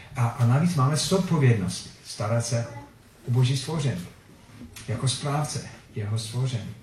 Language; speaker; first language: Czech; non-native, fluent; Filipino